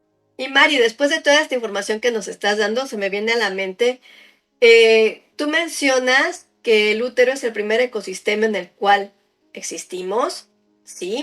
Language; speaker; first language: Spanish; native; Spanish